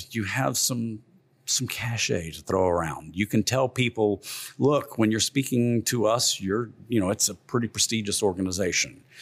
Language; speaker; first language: English; native; English